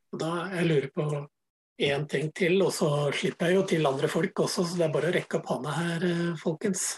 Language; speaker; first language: Norwegian; native; Norwegian